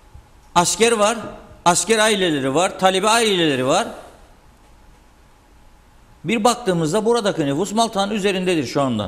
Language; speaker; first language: Turkish; native; Turkish